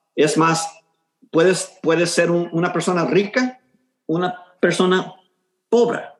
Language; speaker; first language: Spanish; early bilingual, heritage; Spanish